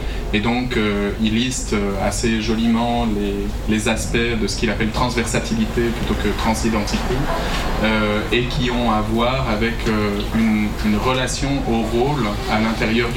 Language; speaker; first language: French; native; French